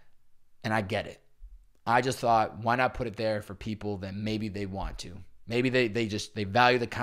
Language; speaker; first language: English; native; English